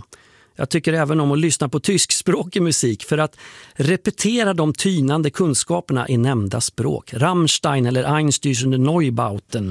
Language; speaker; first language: Swedish; native; Swedish